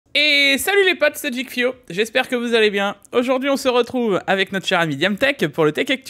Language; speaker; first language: French; native; French